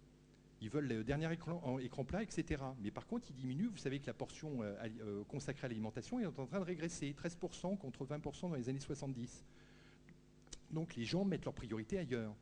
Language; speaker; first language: French; native; French